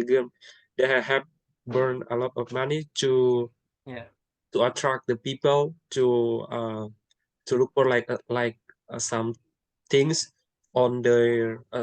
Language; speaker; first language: English; non-native, learner; Indonesian